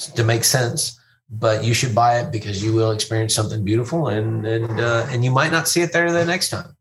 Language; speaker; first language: English; native; English